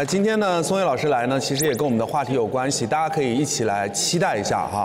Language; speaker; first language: Chinese; native; Chinese